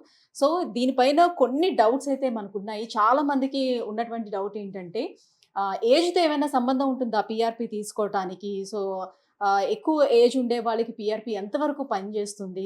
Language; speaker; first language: Telugu; native; Telugu